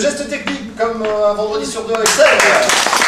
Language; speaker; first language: French; native; French